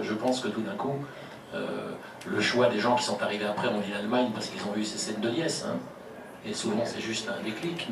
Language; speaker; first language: French; native; French